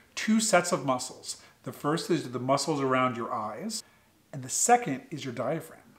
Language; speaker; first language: English; native; English